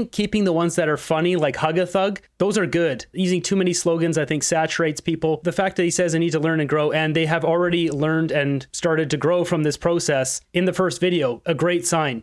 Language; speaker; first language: English; native; English